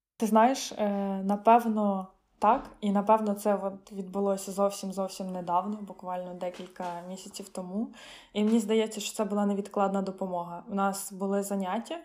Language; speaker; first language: Ukrainian; native; Ukrainian